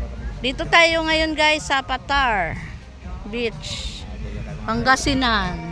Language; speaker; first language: Filipino; native; Filipino